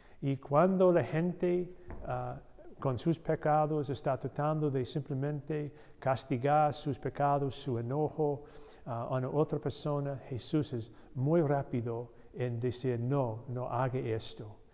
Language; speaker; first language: Spanish; non-native, learner; English